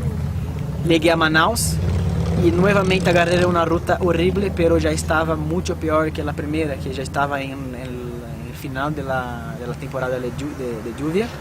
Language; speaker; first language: Spanish; non-native, fluent; Portuguese